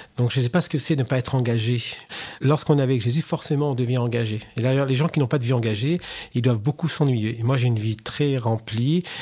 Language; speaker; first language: French; native; French